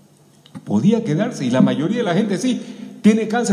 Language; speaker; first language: Spanish; native; Spanish